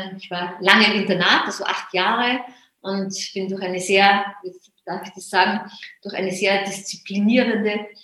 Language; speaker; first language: German; native; German